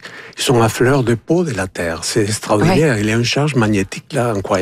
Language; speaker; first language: French; non-native, fluent; Spanish